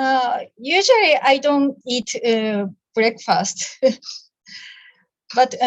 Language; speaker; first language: English; non-native, learner; Japanese